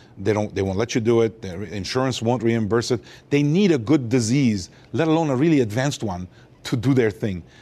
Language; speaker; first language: English; early bilingual, other home language; Armenian